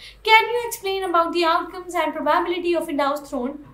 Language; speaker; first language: English; non-native, local second language; Hindi